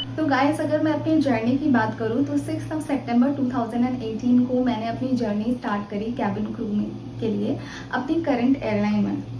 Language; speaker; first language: Hindi; native; Hindi